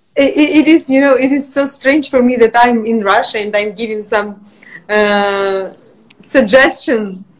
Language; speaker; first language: English; non-native, fluent; Russian